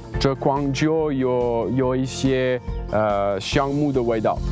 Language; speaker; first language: Chinese; non-native, learner; French